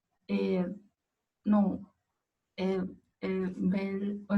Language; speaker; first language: French; non-native, learner; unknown